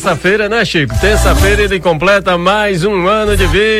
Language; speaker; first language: Portuguese; native; Portuguese